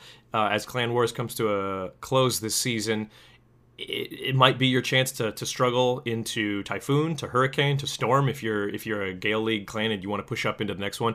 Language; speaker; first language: English; native; English